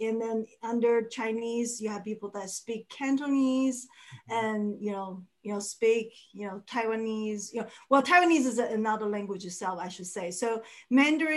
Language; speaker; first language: English; non-native, fluent; Chinese